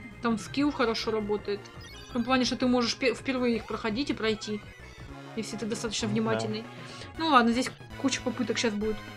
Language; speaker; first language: Russian; native; Russian